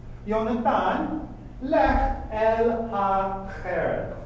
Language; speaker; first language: Hebrew; non-native, fluent; English